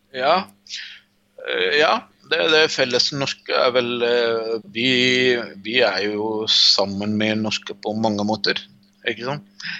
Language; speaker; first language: Norwegian; non-native, fluent; Sinhala